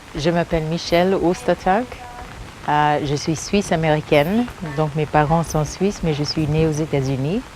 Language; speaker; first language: French; early bilingual, heritage; English